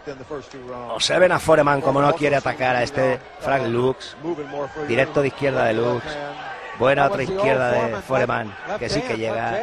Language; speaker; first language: Spanish; native; Spanish